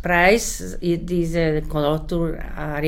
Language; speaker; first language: German; non-native, learner; Czech